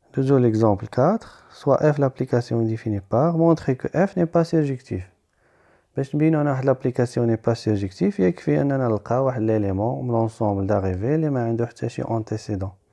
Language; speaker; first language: French; non-native, local second language; Arabic